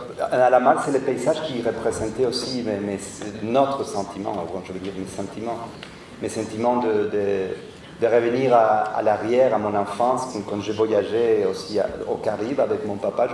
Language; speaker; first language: French; non-native, fluent; Spanish